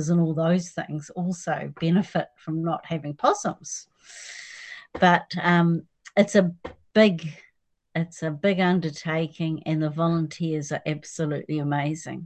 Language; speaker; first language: English; native; English